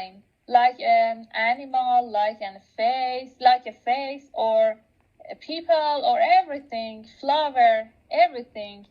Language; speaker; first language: English; non-native, local second language; Persian